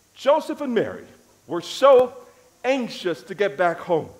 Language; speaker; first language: English; native; English